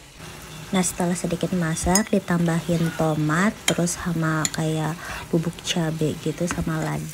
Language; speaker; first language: Indonesian; native; Indonesian